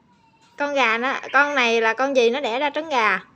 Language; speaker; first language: Vietnamese; native; Vietnamese